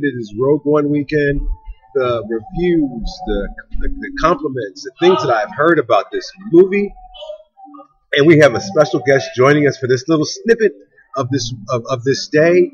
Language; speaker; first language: English; native; English